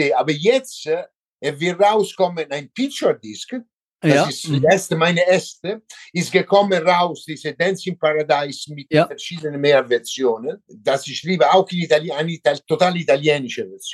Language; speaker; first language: German; non-native, learner; Italian